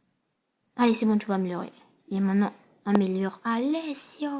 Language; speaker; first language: French; native; French